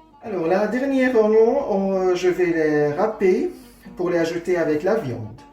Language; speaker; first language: French; non-native, fluent; Arabic